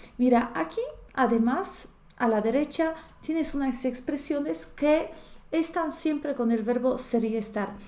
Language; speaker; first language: Spanish; non-native, fluent; Polish